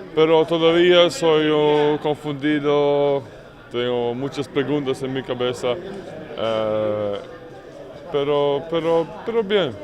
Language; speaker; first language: Spanish; non-native, learner; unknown